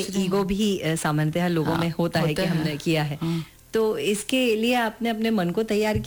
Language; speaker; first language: Hindi; native; Hindi